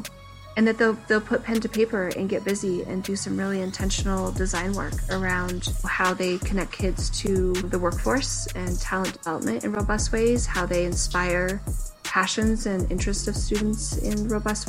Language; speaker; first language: English; native; English